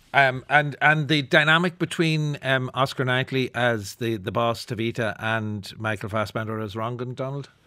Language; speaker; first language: English; native; English